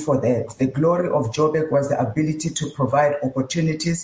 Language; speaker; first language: English; non-native, local second language; Tsonga